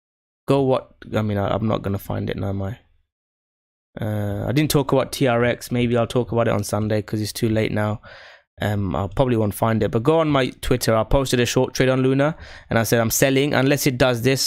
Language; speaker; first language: English; native; English